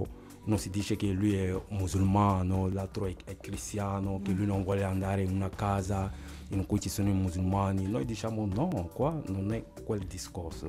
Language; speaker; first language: Italian; non-native, fluent; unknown